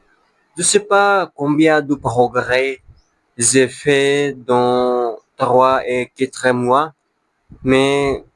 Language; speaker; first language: French; non-native, learner; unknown